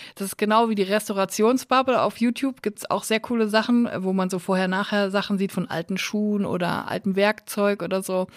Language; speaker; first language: German; native; German